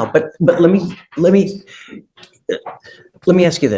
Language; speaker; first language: English; native; English